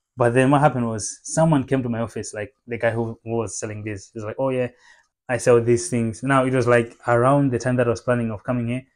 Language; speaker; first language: English; non-native, local second language; Nyanja